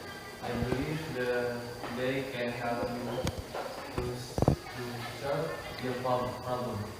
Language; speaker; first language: English; non-native, learner; Indonesian